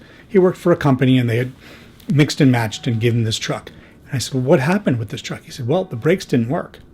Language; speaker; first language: English; native; English